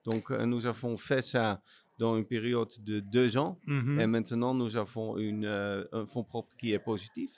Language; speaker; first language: French; non-native, learner; Dutch